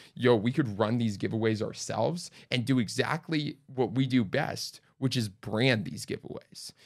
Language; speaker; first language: English; native; English